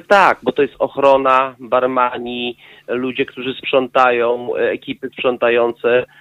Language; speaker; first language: Polish; native; Polish